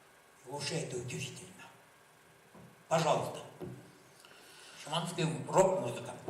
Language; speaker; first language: Russian; non-native, local second language; Yakut